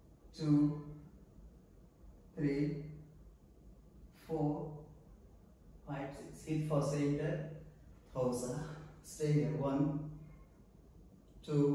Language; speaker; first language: Vietnamese; non-native, learner; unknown